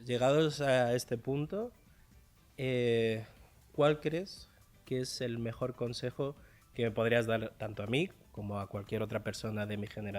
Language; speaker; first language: Spanish; early bilingual, other home language; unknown